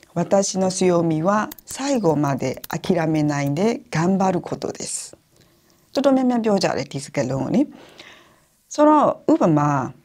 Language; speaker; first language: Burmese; native; Burmese